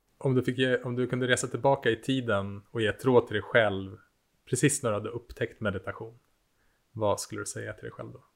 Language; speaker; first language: Swedish; native; Swedish